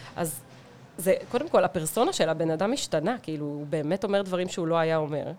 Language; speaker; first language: Hebrew; native; Hebrew